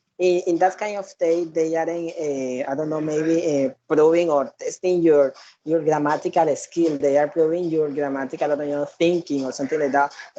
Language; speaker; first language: English; non-native, learner; Spanish